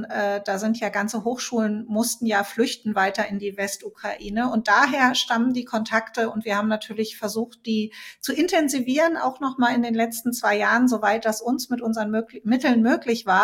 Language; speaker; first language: German; native; German